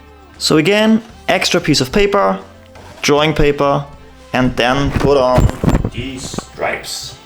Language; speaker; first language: English; non-native, fluent; German